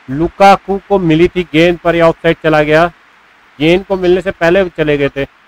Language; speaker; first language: Hindi; native; Hindi